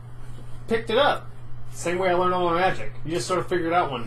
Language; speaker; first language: English; native; English